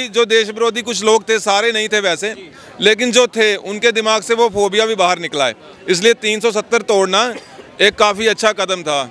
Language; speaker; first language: Hindi; native; Hindi